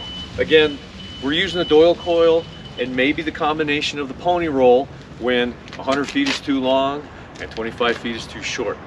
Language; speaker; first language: English; native; English